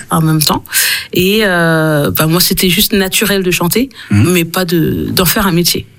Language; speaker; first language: French; early bilingual, other home language; Haitian Creole